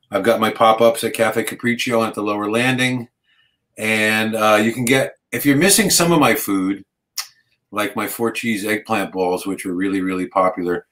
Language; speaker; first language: English; native; English